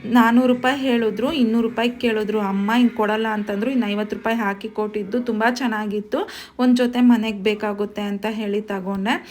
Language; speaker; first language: Kannada; native; Kannada